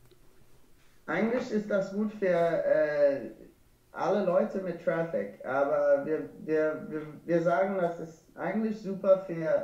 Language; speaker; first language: German; non-native, learner; English